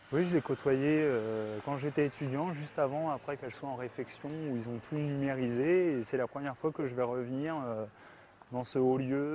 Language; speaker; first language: French; native; French